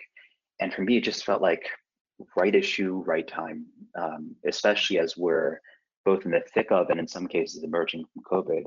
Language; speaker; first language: English; native; English